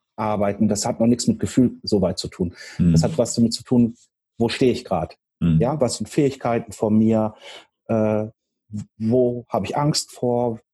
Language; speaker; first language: German; native; German